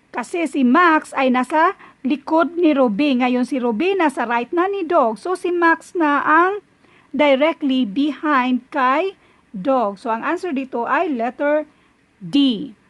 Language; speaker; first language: Filipino; non-native, local second language; Cebuano